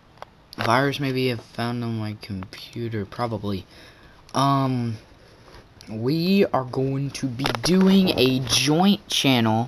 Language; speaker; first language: English; native; English